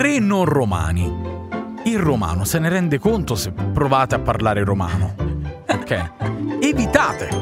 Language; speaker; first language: Italian; native; Italian